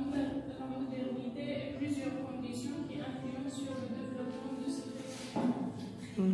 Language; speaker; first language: French; non-native, learner; Arabic